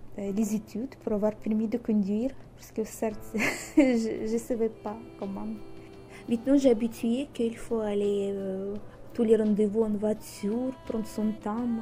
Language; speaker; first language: French; non-native, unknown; Russian